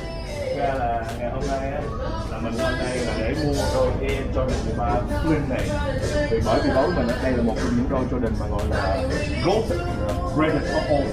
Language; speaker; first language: Vietnamese; native; Vietnamese